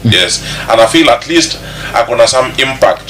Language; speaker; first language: English; non-native, local second language; Gusii